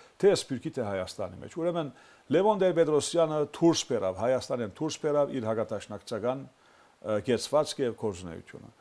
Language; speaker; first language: Armenian; early bilingual, heritage; Armenian